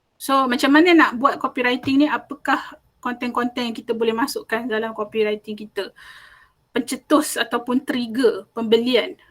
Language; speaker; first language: Malay; native; Malay